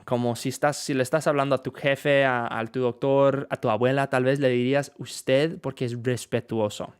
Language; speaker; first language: Spanish; non-native, fluent; English